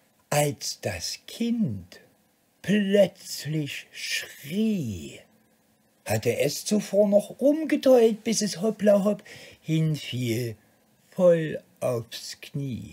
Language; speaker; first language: German; native; German